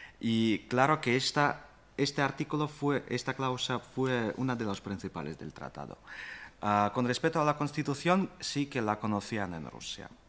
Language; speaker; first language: Spanish; non-native, fluent; Russian